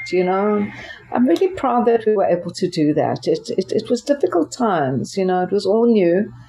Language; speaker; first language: English; native; English